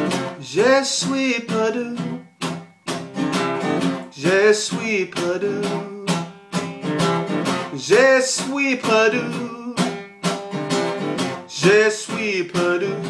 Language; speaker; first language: French; non-native, learner; English